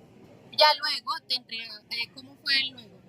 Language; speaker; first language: Spanish; native; Spanish